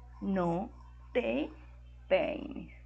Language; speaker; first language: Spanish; non-native, fluent; Portuguese